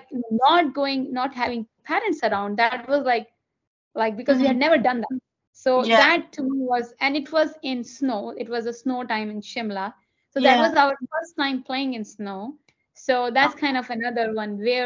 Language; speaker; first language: English; non-native, local second language; Hindi